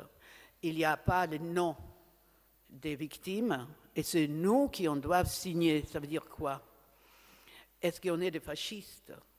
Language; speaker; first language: French; non-native, fluent; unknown